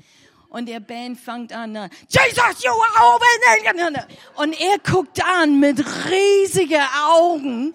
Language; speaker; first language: German; non-native, learner; English